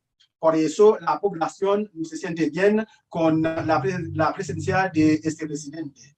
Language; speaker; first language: Spanish; non-native, learner; Haitian Creole